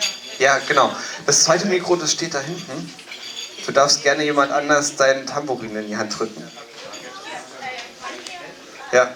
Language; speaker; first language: German; native; German